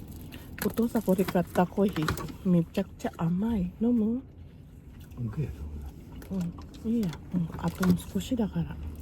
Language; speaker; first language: Japanese; non-native, fluent; Filipino